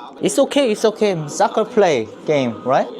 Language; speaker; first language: English; non-native, learner; Korean